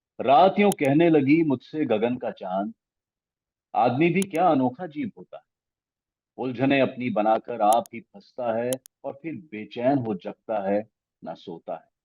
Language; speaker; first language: Hindi; non-native, local second language; Punjabi